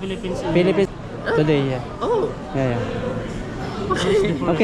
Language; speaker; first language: English; non-native, local second language; Filipino